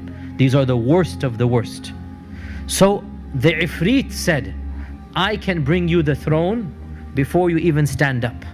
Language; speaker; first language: English; native; English